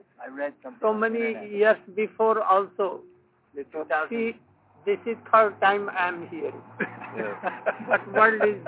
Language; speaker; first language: English; non-native, local second language; Bangla